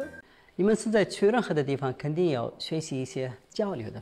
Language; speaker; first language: Chinese; non-native, fluent; Arabic